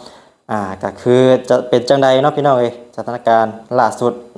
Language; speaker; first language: Thai; non-native, local second language; Northeastern Thai